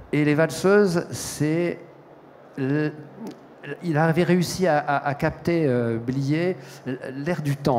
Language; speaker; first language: French; native; French